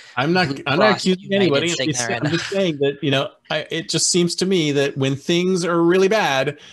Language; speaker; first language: English; native; English